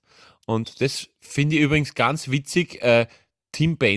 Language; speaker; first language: German; native; German